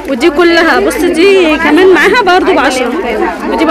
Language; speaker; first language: Arabic; native; Arabic